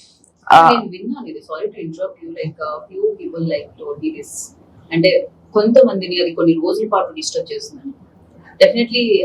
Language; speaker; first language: Telugu; native; Telugu